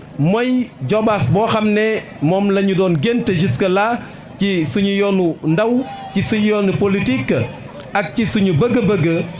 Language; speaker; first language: Wolof; non-native, local second language; Serer